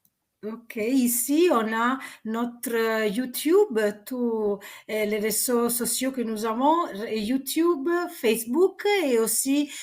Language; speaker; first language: French; non-native, fluent; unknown